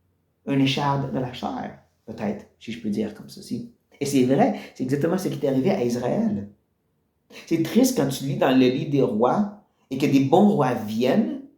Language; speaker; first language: French; native; French